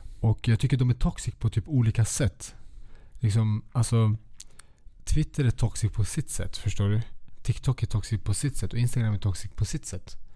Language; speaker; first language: Swedish; early bilingual, other home language; Kurdish